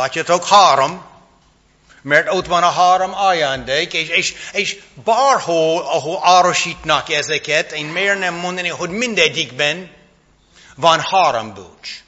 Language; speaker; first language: Hungarian; non-native, fluent; English